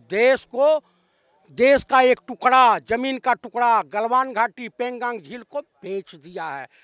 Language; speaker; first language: Hindi; native; Hindi